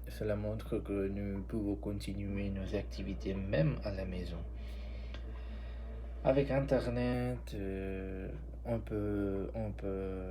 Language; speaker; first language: French; non-native, learner; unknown